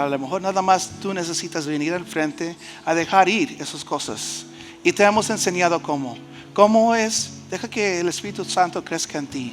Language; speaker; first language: Spanish; early bilingual, heritage; Spanish